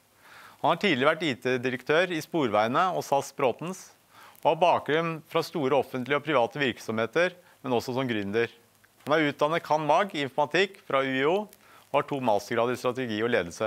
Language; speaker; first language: Norwegian; native; Norwegian